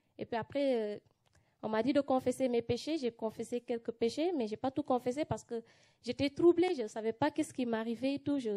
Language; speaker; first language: French; non-native, local second language; Wolof